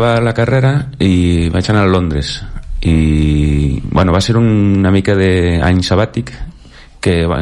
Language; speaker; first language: Catalan; native; Catalan